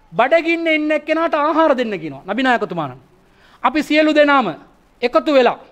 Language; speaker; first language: Sinhala; non-native, local second language; Tamil